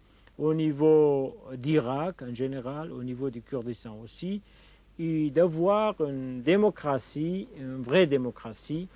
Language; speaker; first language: French; non-native, fluent; Kurdish